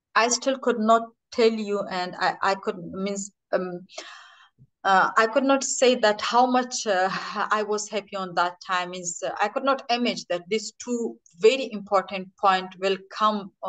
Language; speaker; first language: English; non-native, fluent; Persian